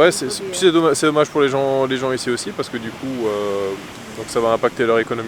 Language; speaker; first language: French; native; French